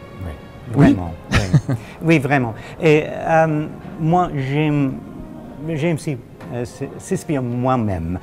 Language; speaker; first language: French; non-native, fluent; English